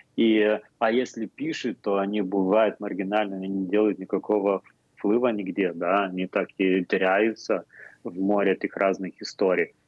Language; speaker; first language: Russian; non-native, fluent; Lithuanian